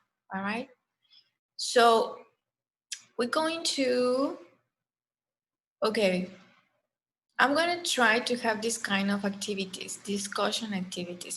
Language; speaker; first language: English; non-native, fluent; Spanish